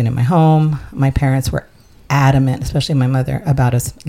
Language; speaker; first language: English; early bilingual, other home language; Spanish